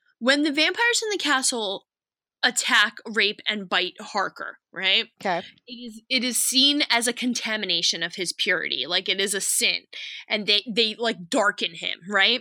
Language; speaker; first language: English; native; English